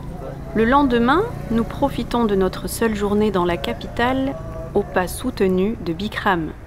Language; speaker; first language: French; native; French